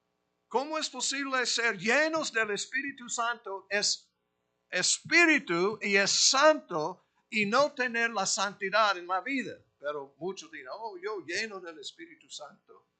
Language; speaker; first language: Spanish; non-native, fluent; English